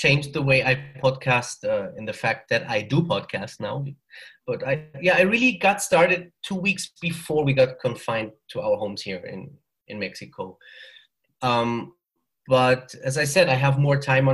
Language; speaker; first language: English; non-native, fluent; German